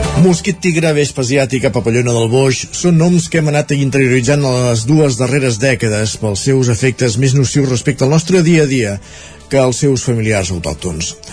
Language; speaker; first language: Catalan; native; Catalan